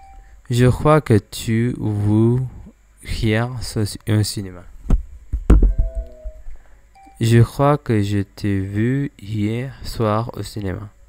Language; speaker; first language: French; non-native, learner; English